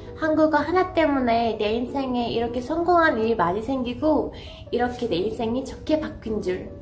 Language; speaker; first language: Korean; non-native, fluent; Persian